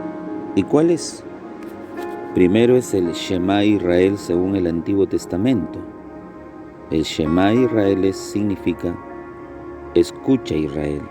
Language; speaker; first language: Spanish; native; Spanish